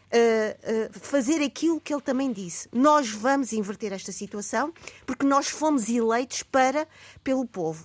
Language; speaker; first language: Portuguese; native; Portuguese